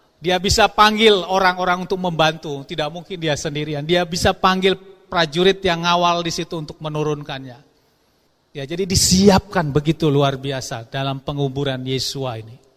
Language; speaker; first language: Indonesian; non-native, local second language; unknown